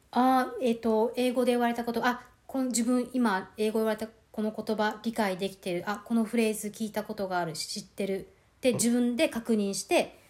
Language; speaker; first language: Japanese; native; Japanese